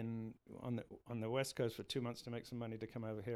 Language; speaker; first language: English; native; English